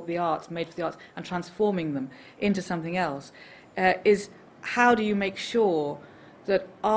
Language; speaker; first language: English; native; English